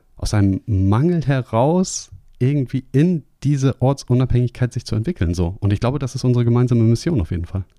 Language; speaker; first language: German; native; German